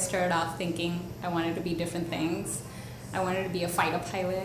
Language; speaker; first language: English; non-native, local second language; Telugu